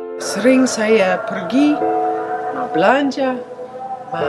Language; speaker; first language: Indonesian; non-native, learner; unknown